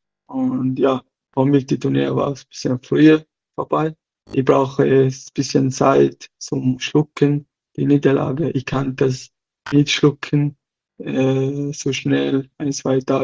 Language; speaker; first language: German; non-native, learner; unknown